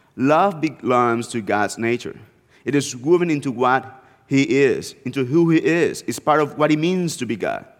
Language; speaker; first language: English; non-native, fluent; Spanish